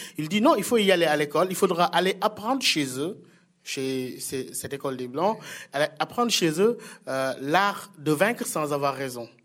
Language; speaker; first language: French; non-native, local second language; Wolof